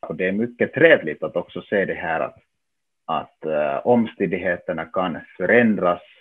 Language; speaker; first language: Swedish; non-native, local second language; Finnish